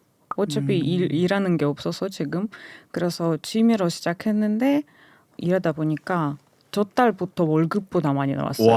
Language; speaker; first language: Korean; non-native, fluent; Russian